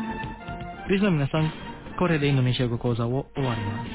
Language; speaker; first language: Japanese; non-native, fluent; Indonesian